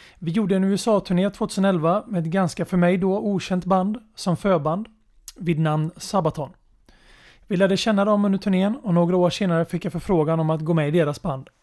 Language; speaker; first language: Swedish; native; Swedish